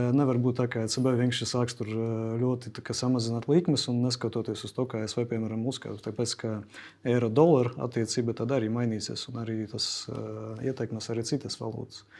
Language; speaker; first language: Latvian; non-native, local second language; Russian